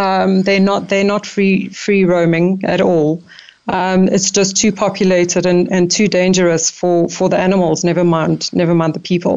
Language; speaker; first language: English; native; English